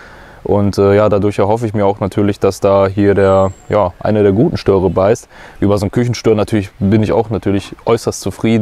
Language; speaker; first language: German; native; German